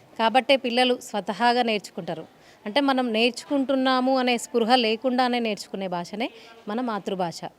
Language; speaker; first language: Telugu; native; Telugu